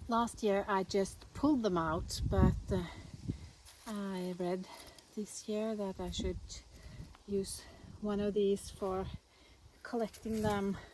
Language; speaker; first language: English; non-native, fluent; Norwegian